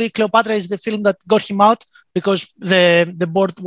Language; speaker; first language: English; non-native, fluent; Greek